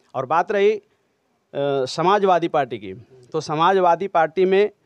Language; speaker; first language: Hindi; native; Hindi